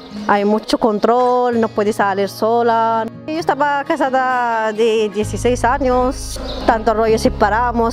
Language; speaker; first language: Spanish; non-native, learner; Arabic